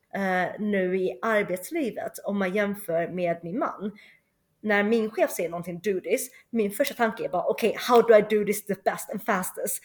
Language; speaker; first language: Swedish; early bilingual, other home language; Chinese